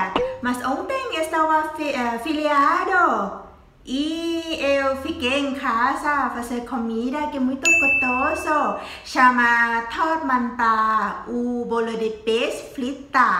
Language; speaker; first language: Portuguese; non-native, learner; Thai